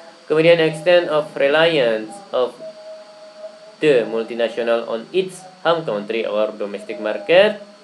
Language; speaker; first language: English; non-native, fluent; Indonesian